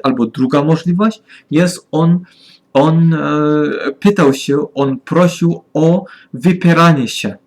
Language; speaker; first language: Polish; non-native, learner; German